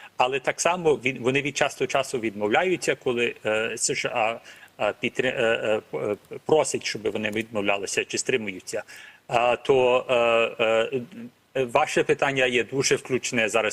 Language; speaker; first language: Ukrainian; early bilingual, heritage; Ukrainian